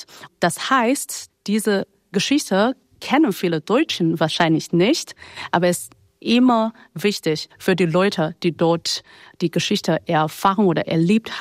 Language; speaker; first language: German; non-native, fluent; Chinese